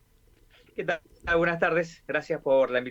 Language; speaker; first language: Spanish; native; Spanish